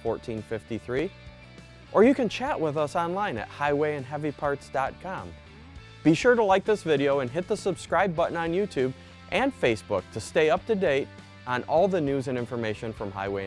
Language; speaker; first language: English; native; English